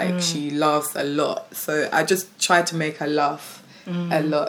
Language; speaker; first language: English; native; English